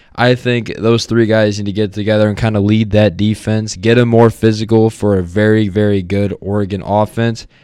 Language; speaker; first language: English; native; English